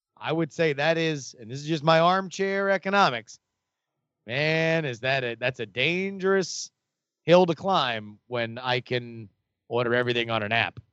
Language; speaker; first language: English; native; English